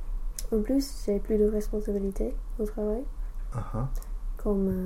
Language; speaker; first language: French; non-native, fluent; English